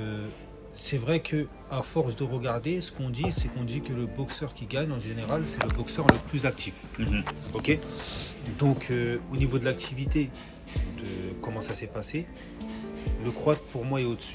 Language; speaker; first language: French; native; French